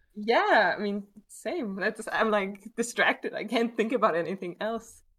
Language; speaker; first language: English; non-native, fluent; Danish